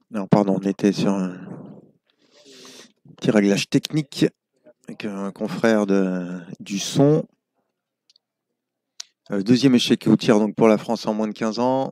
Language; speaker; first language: French; native; French